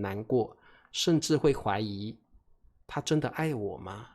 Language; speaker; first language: Chinese; native; Chinese